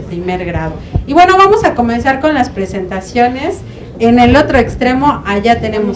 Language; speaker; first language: Spanish; native; Spanish